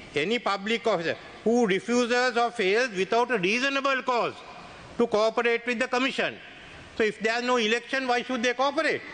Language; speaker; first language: English; non-native, local second language; Sinhala